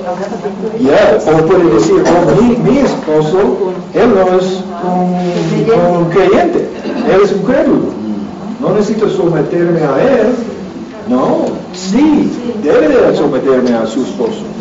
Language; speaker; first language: Spanish; non-native, learner; English